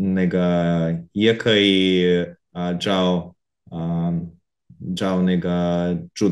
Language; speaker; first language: Chinese; non-native, learner; Korean